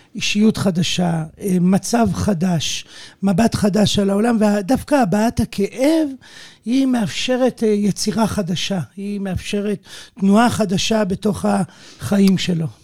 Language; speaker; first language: Hebrew; native; Hebrew